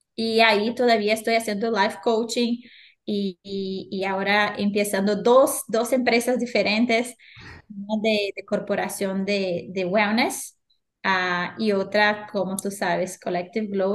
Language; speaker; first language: Spanish; non-native, fluent; Portuguese